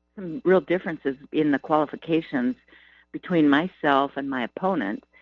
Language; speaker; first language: English; native; English